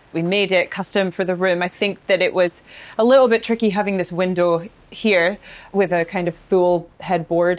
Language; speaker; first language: English; native; English